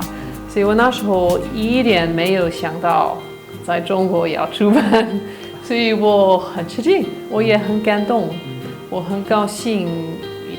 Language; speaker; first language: Chinese; non-native, fluent; English